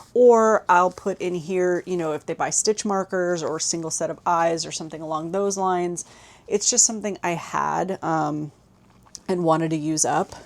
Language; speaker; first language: English; native; English